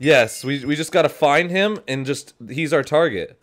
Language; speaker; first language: English; native; English